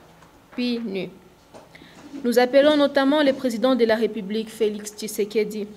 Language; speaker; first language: French; non-native, local second language; Swahili